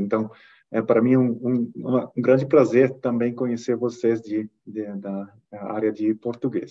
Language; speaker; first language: Portuguese; non-native, fluent; German